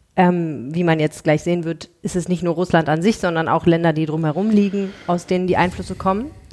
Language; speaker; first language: German; native; German